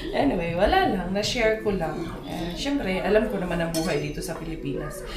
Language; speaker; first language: Filipino; non-native, local second language; Cebuano